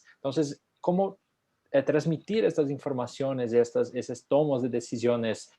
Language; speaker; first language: Spanish; non-native, fluent; Portuguese